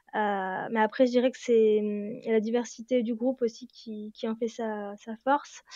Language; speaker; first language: French; native; French